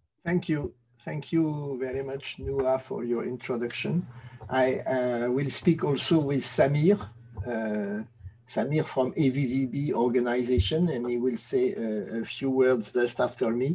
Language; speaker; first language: English; non-native, fluent; French